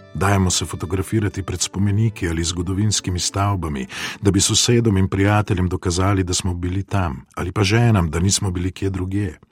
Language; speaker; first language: Slovenian; non-native, fluent; Spanish